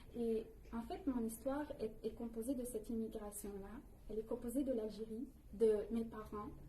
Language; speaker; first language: French; early bilingual, other home language; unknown